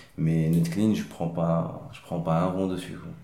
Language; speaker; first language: French; early bilingual, other home language; Arabic